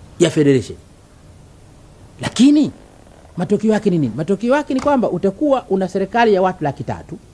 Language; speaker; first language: Swahili; non-native, local second language; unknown